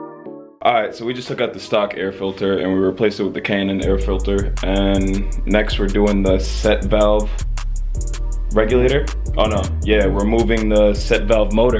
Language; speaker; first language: English; native; English